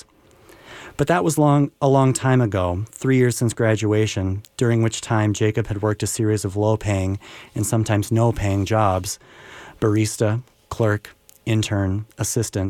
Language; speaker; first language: English; native; English